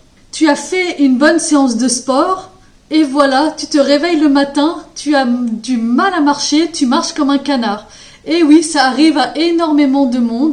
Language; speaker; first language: French; native; French